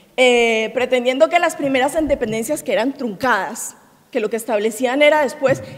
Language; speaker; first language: Spanish; native; Spanish